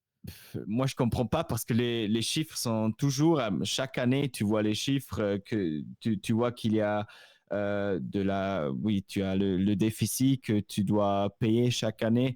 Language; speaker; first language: French; non-native, local second language; Swiss German